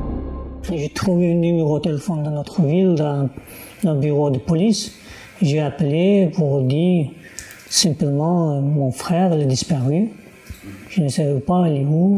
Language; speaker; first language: French; non-native, learner; Uyghur